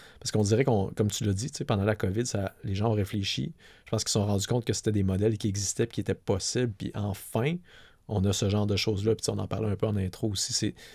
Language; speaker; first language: French; native; French